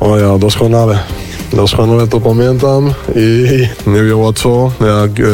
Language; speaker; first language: Polish; non-native, learner; Spanish